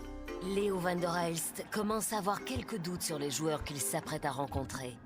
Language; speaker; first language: French; native; French